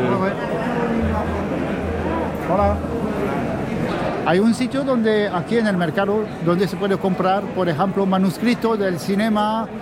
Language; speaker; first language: Spanish; non-native, learner; French